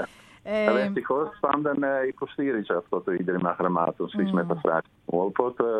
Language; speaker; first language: Greek; non-native, fluent; Dutch